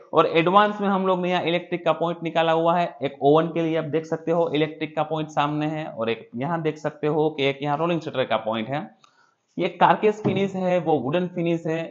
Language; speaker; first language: Hindi; non-native, local second language; Gujarati